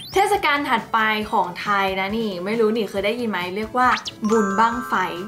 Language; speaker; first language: Thai; native; Thai